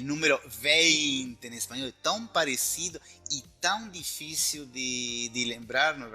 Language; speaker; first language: Spanish; non-native, fluent; Portuguese